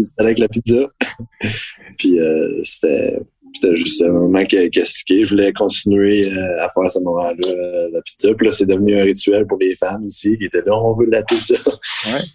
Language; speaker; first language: French; native; French